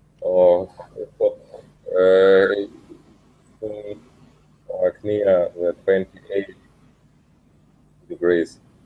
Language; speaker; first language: English; non-native, learner; Russian